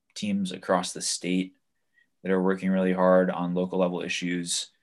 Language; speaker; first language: English; native; English